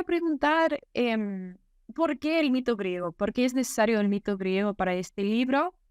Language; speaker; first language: Spanish; non-native, fluent; English